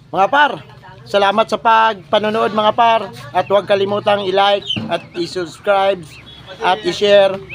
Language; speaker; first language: Filipino; non-native, local second language; Hiligaynon